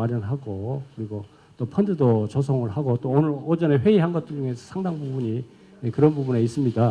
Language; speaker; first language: Korean; native; Korean